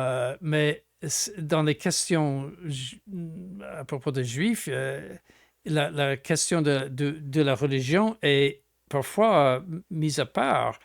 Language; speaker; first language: French; non-native, fluent; English